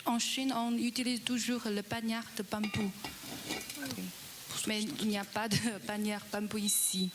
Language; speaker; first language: French; non-native, learner; Chinese